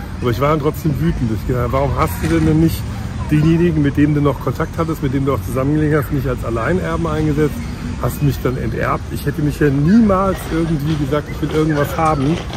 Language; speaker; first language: German; native; German